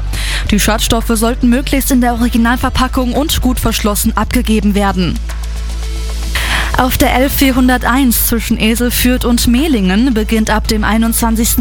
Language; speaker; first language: German; native; German